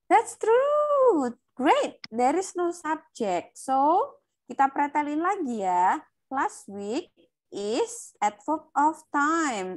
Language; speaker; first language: English; non-native, fluent; Indonesian